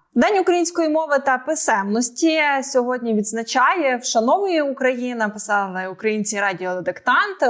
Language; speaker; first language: Ukrainian; native; Ukrainian